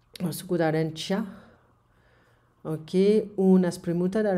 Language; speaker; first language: Italian; non-native, learner; French